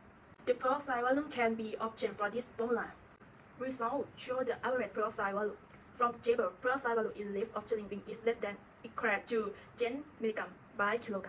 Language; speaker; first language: English; non-native, learner; Thai